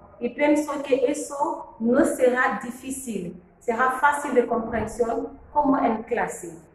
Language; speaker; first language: Spanish; non-native, fluent; French